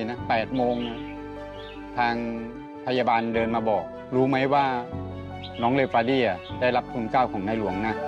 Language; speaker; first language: Thai; native; Thai